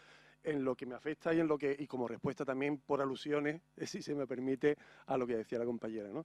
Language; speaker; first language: Spanish; native; Spanish